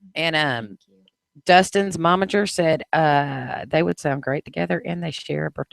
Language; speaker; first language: English; native; English